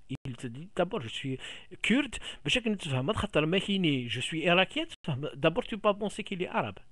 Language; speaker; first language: French; non-native, local second language; Kabyle